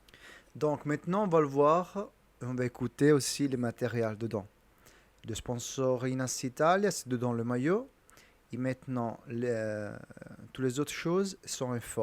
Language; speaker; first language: French; non-native, learner; Italian